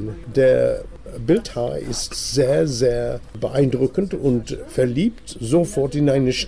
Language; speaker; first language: German; non-native, fluent; English